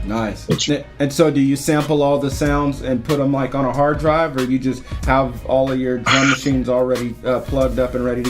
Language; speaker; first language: English; native; English